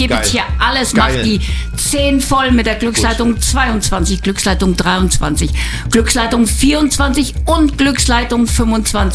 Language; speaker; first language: German; native; German